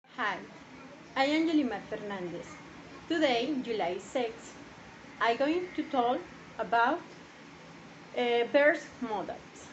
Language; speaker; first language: English; non-native, learner; Spanish